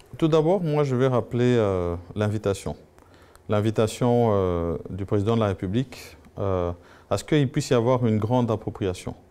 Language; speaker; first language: French; non-native, local second language; Swahili